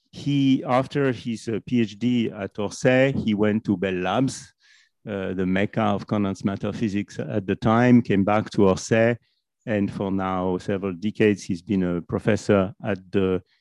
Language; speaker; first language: English; non-native, fluent; French